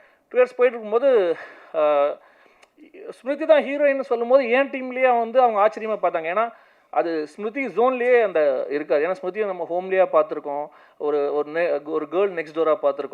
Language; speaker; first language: Tamil; native; Tamil